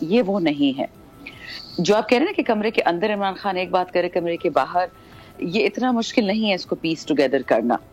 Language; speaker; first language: Urdu; non-native, local second language; Pashto